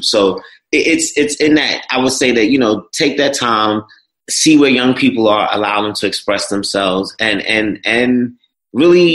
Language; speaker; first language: English; native; English